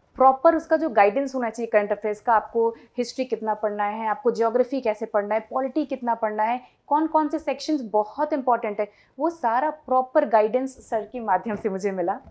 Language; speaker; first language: Hindi; native; Hindi